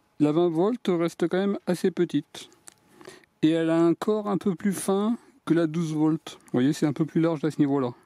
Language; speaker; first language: French; native; French